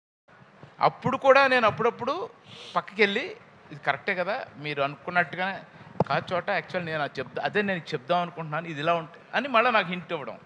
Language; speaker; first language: Telugu; native; Telugu